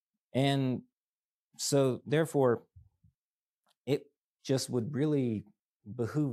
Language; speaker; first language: English; native; English